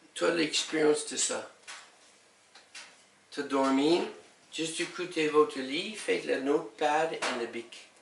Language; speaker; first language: French; non-native, learner; English